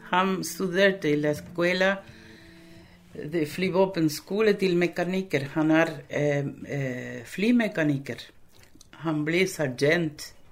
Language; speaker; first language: Norwegian; non-native, fluent; Spanish